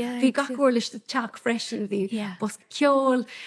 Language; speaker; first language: Irish; non-native, local second language; English